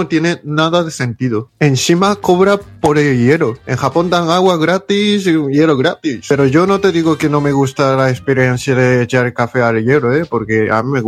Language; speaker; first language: Spanish; non-native, fluent; Japanese